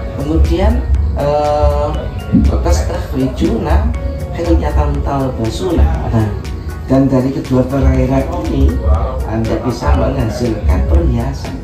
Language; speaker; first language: Indonesian; native; Indonesian